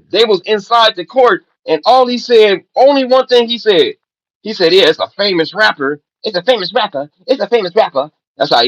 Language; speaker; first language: English; native; English